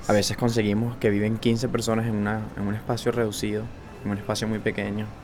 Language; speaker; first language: Spanish; native; Spanish